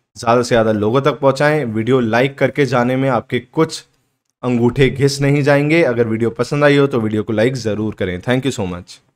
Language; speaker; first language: Hindi; native; Hindi